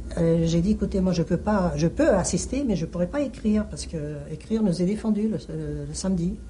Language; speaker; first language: French; early bilingual, other home language; Hungarian